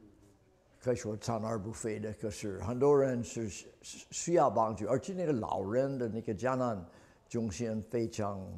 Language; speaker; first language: Chinese; non-native, fluent; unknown